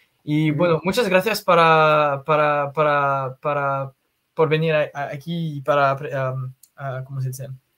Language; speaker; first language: Spanish; non-native, fluent; French